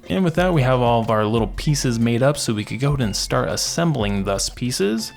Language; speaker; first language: English; native; English